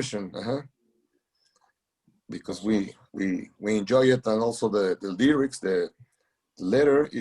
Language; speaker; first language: English; non-native, learner; Spanish